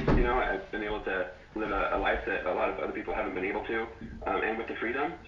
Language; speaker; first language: English; native; English